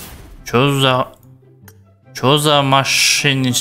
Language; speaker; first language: Russian; non-native, local second language; Uzbek